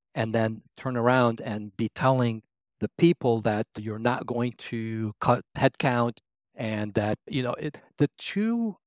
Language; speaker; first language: English; early bilingual, other home language; Arabic